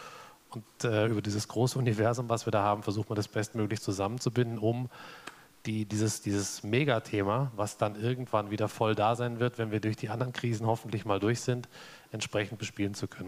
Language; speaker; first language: German; native; German